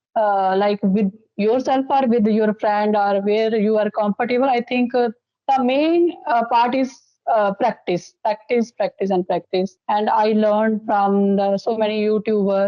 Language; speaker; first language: English; non-native, local second language; Dogri